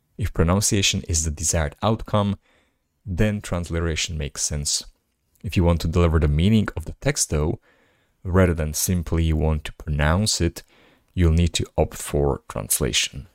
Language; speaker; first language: English; non-native, fluent; Slovak